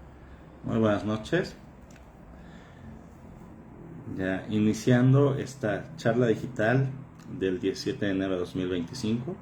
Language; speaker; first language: Spanish; native; Spanish